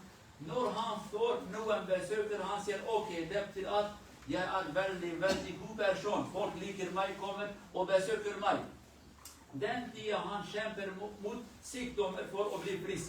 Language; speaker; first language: Swedish; non-native, learner; Kurdish